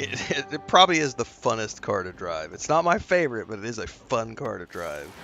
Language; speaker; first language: English; native; English